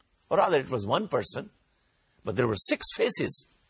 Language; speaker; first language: English; non-native, local second language; Urdu